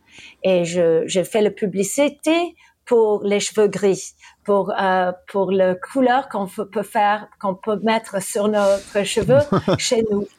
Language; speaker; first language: French; early bilingual, heritage; English